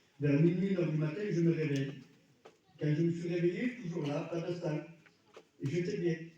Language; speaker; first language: French; early bilingual, other home language; Arabic